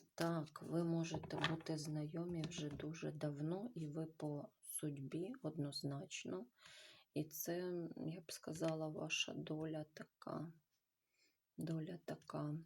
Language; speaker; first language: Ukrainian; non-native, local second language; Russian